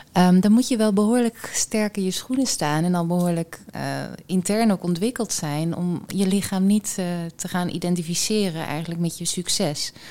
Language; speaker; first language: Dutch; early bilingual, heritage; Dutch